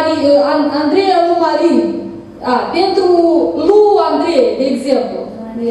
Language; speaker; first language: Romanian; non-native, learner; Russian